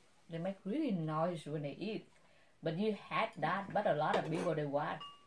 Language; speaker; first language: English; non-native, learner; Vietnamese